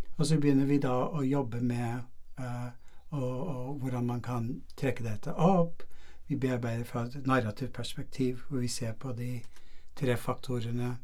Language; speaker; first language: Norwegian; non-native, fluent; English